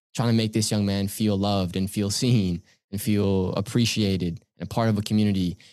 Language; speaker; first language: English; native; English